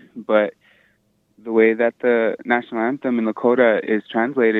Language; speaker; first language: English; native; English